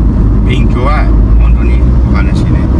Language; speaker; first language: Japanese; non-native, learner; Portuguese